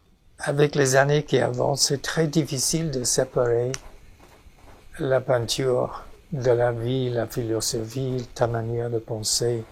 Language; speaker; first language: French; non-native, fluent; English